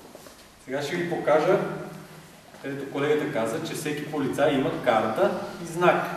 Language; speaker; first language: Bulgarian; native; Bulgarian